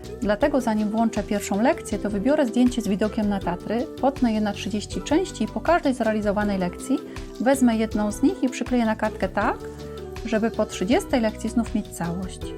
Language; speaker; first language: Polish; native; Polish